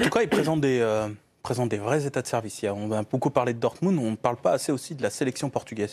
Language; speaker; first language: French; native; French